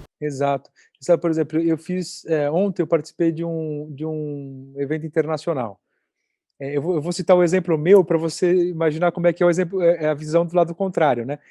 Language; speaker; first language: Portuguese; native; Portuguese